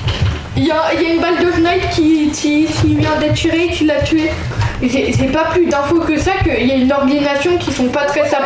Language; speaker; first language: French; native; French